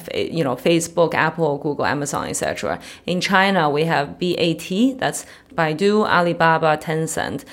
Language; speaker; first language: English; early bilingual, other home language; Chinese